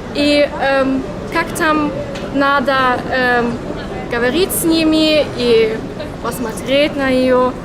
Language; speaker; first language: Russian; early bilingual, heritage; German